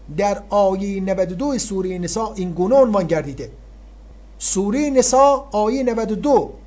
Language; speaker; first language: Persian; native; Persian